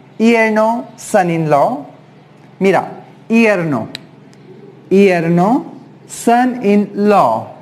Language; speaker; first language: Spanish; non-native, fluent; Hindi